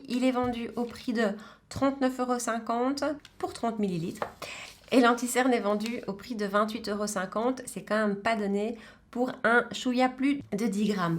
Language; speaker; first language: French; native; French